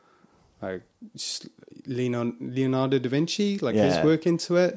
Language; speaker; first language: English; native; English